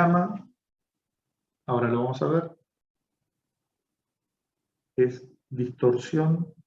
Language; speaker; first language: Spanish; native; Spanish